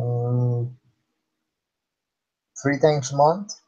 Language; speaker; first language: English; non-native, learner; Spanish